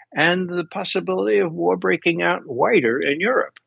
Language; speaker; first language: English; native; English